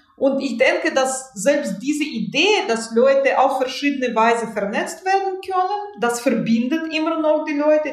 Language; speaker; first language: German; non-native, fluent; Russian